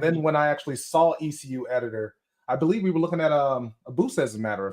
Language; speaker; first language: English; native; English